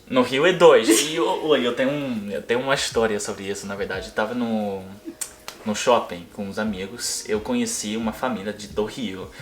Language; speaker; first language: Portuguese; non-native, fluent; English